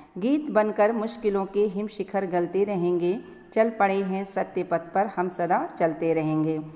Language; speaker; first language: Hindi; native; Hindi